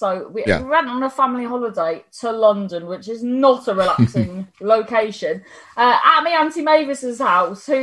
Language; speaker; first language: English; native; English